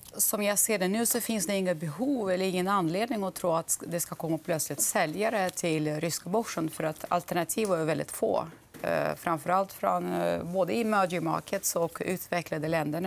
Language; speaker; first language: Swedish; non-native, fluent; Russian